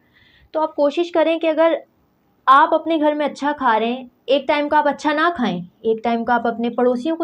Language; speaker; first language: Urdu; native; Urdu